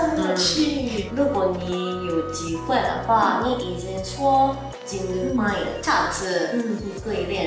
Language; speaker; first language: Chinese; non-native, learner; Japanese